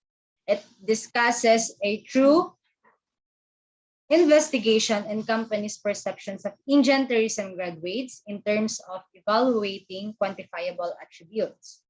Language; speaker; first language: English; non-native, local second language; Filipino